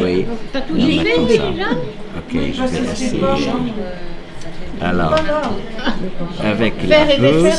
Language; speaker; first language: French; non-native, fluent; English